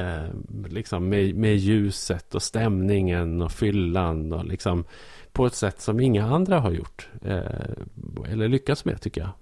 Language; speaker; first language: Swedish; native; Swedish